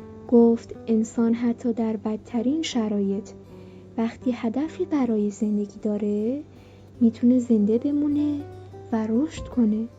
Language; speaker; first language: Persian; native; Persian